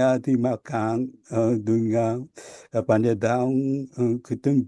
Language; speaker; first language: Indonesian; non-native, learner; Japanese